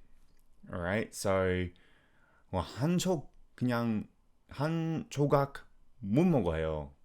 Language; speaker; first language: Korean; non-native, fluent; English